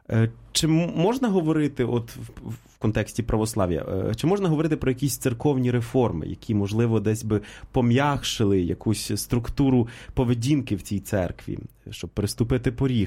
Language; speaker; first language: Ukrainian; native; Ukrainian